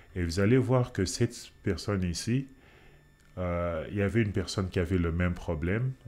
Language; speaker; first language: French; non-native, local second language; Lingala